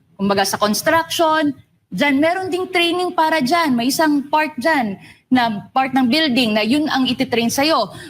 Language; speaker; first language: Filipino; native; Filipino